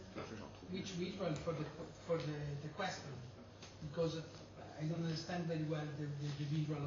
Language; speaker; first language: English; non-native, learner; Italian